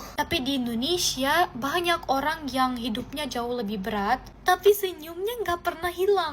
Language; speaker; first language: Indonesian; non-native, fluent; German